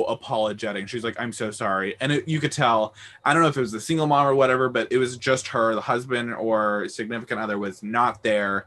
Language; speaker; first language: English; native; English